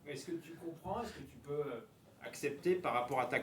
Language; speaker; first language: French; native; French